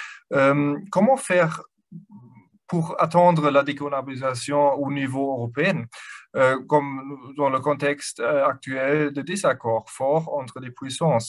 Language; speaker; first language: French; non-native, fluent; German